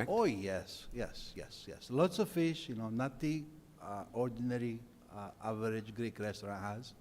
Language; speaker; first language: English; non-native, fluent; Greek